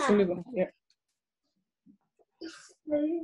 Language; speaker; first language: German; non-native, learner; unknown